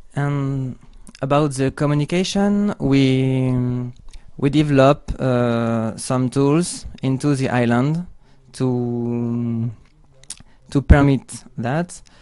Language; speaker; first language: English; non-native, learner; French